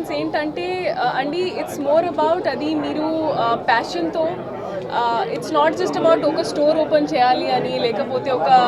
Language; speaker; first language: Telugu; non-native, fluent; Hindi